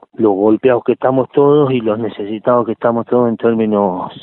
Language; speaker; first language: Spanish; native; Spanish